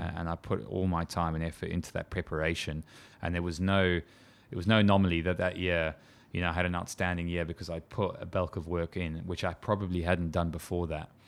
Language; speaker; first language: English; native; English